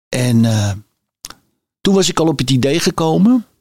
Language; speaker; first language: Dutch; native; Dutch